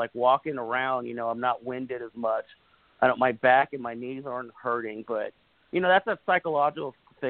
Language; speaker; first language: English; native; English